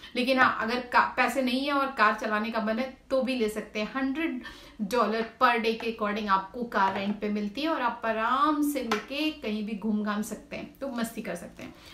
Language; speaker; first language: Hindi; native; Hindi